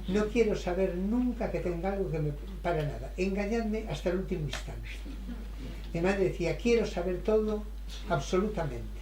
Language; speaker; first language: Spanish; native; Spanish